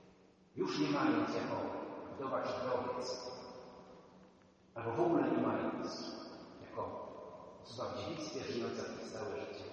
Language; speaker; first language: Polish; native; Polish